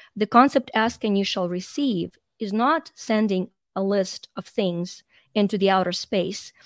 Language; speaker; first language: English; non-native, fluent; Ukrainian